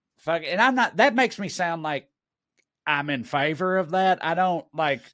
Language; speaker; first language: English; native; English